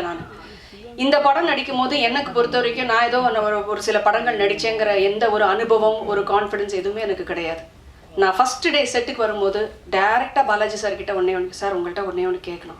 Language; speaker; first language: Tamil; native; Tamil